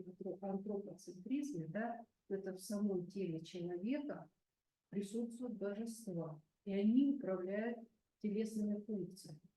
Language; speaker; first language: Russian; native; Russian